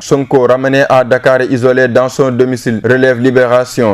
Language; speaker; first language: French; non-native, local second language; Wolof